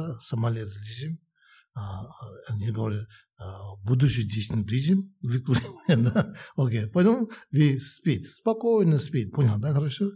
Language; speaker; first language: Russian; non-native, learner; Tibetan